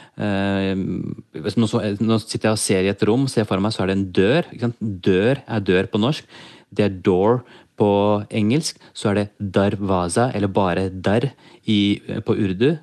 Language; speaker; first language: Norwegian; early bilingual, other home language; Urdu